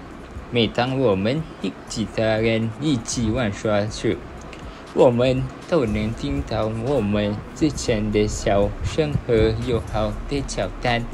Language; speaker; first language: Chinese; non-native, learner; Malay